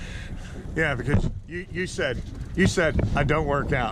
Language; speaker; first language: English; native; English